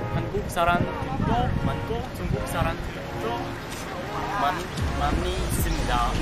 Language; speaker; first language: Korean; non-native, learner; Hmong